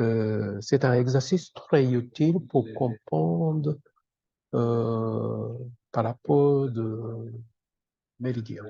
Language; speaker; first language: French; non-native, fluent; Japanese